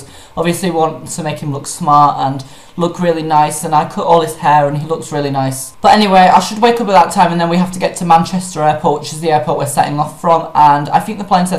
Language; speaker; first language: English; native; English